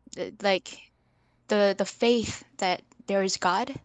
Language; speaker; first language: English; early bilingual, other home language; Korean